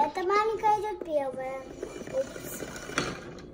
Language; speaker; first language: Russian; early bilingual, heritage; Russian